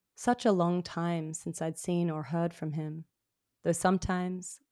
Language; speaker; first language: English; native; English